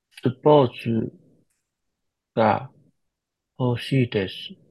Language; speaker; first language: Japanese; non-native, learner; Chinese